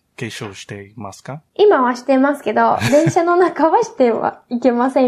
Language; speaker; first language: Japanese; non-native, learner; Portuguese